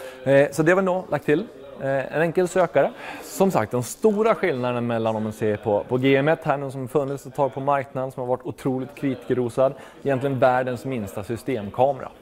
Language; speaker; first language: Swedish; native; Swedish